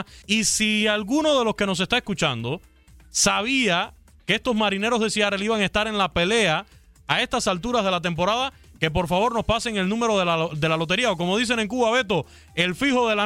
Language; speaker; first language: Spanish; native; Spanish